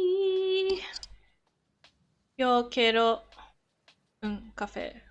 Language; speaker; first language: Spanish; non-native, learner; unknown